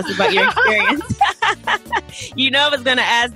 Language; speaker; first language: English; native; English